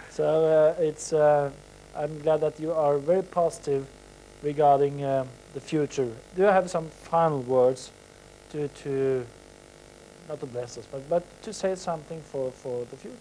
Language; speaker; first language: English; non-native, fluent; Norwegian